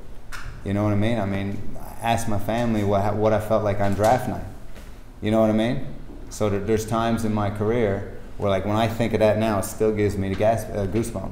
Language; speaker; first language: English; native; English